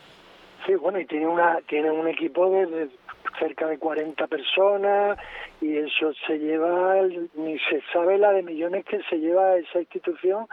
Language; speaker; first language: Spanish; native; Spanish